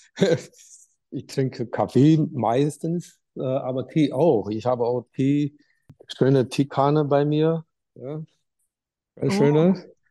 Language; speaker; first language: German; non-native, learner; Chinese